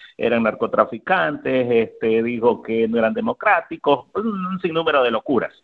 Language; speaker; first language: Spanish; native; Spanish